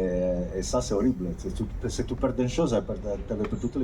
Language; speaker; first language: French; non-native, fluent; Italian